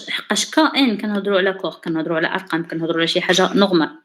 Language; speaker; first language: Arabic; native; Arabic